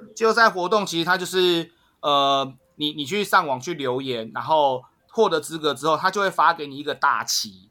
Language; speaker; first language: Chinese; native; Chinese